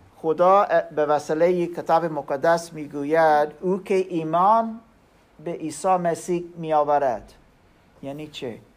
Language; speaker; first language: Persian; non-native, learner; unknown